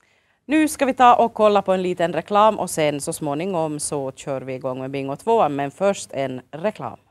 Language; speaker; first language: Swedish; native; Swedish